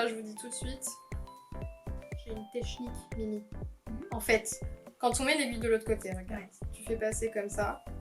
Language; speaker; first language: French; native; French